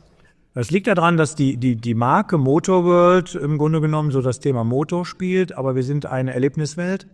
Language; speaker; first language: German; native; German